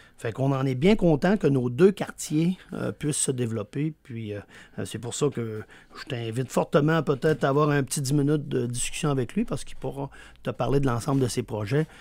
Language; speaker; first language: French; native; French